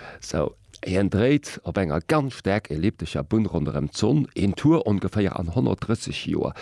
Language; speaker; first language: Luxembourgish; native; Luxembourgish